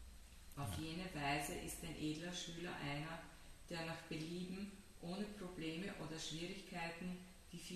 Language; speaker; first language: German; native; German